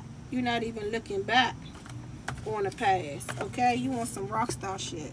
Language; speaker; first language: English; native; English